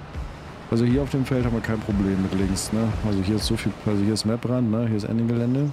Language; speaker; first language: German; native; German